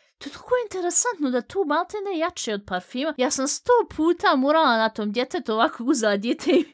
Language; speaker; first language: Bosnian; early bilingual, heritage; Bosnian